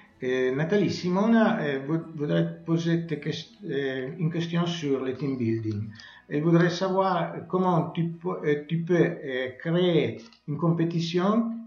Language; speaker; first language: French; non-native, learner; Italian